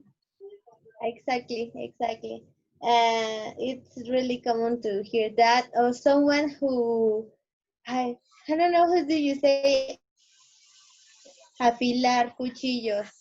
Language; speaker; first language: English; non-native, learner; Spanish